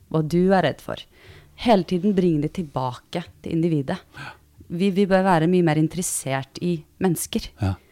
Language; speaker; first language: Norwegian; early bilingual, other home language; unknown